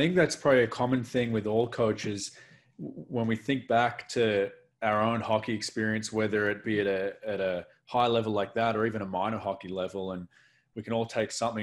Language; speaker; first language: English; native; English